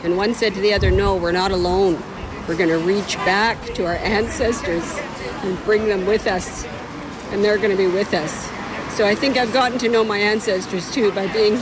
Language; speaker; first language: English; native; English